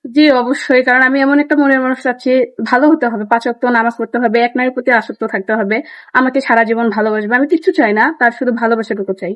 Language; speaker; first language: Bangla; native; Bangla